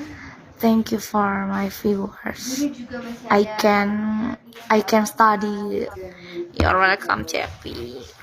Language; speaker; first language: English; non-native, learner; Indonesian